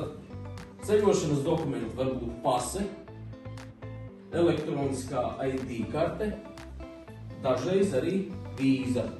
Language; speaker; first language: Latvian; non-native, learner; Russian